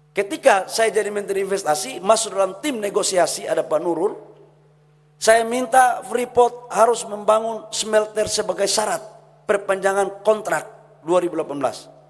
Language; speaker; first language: Indonesian; native; Indonesian